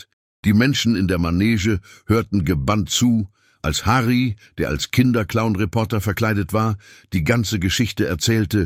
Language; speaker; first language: German; native; German